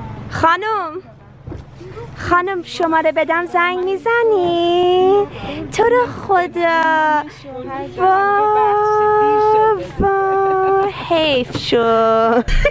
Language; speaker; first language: Persian; early bilingual, heritage; Persian